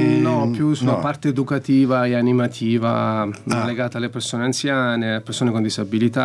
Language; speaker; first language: Italian; native; Italian